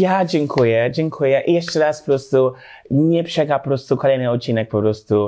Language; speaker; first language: Polish; non-native, learner; English